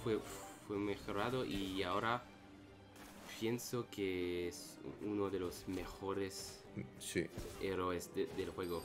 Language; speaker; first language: Spanish; non-native, learner; English